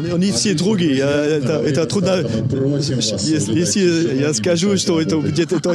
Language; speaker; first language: Russian; non-native, learner; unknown